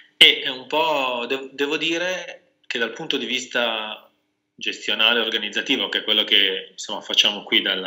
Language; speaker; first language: Italian; native; Italian